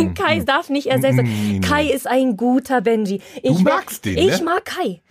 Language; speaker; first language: German; early bilingual, heritage; Polish